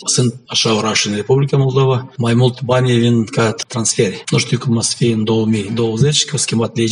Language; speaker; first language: Romanian; non-native, local second language; Gagauz